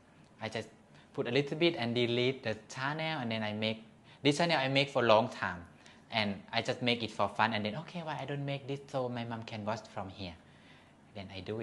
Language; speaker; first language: English; non-native, learner; Thai